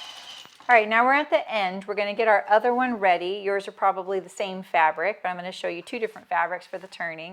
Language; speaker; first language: English; native; English